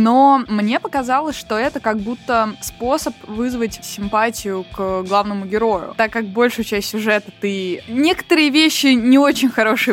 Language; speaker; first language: Russian; native; Russian